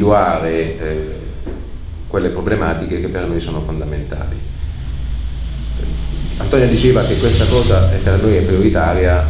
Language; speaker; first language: Italian; native; Italian